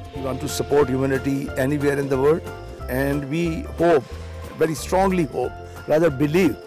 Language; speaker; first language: English; non-native, local second language; Urdu